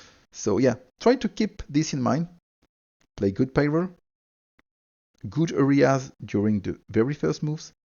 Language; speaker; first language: English; non-native, fluent; French